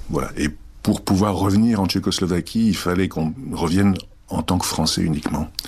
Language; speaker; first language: French; early bilingual, other home language; Czech